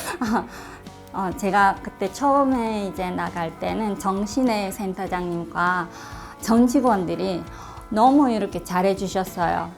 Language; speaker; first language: Korean; non-native, fluent; Russian